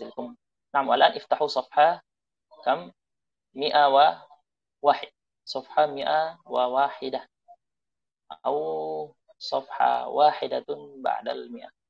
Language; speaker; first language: Arabic; non-native, fluent; Indonesian